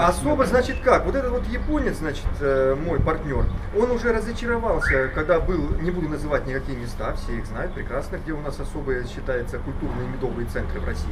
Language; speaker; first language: Russian; native; Russian